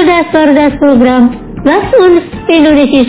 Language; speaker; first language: German; non-native, fluent; Indonesian